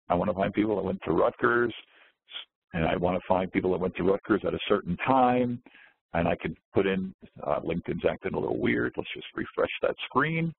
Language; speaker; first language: English; native; English